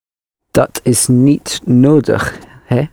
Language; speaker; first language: Dutch; non-native, learner; English